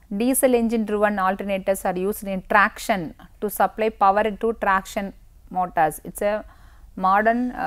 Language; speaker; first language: English; non-native, local second language; Tamil